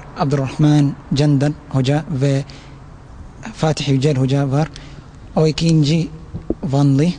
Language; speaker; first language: Turkish; non-native, learner; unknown